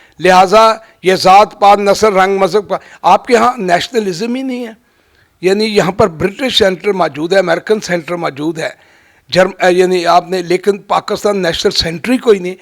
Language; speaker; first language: Urdu; non-native, local second language; Punjabi